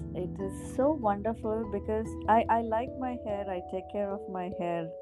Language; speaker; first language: English; non-native, local second language; Kannada